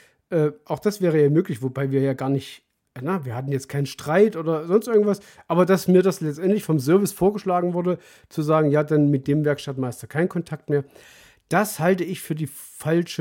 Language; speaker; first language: German; native; German